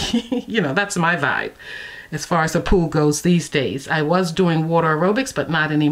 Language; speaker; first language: English; native; English